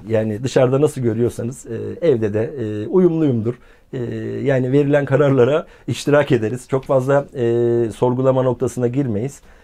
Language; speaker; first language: Turkish; native; Turkish